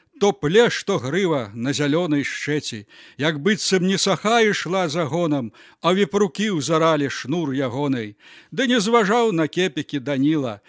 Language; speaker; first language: Belarusian; native; Belarusian